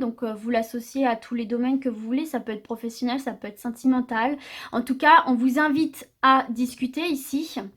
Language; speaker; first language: French; native; French